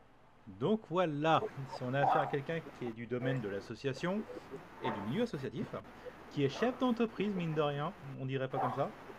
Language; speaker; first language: French; native; French